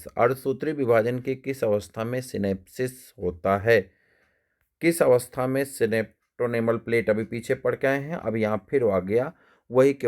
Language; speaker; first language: Hindi; native; Hindi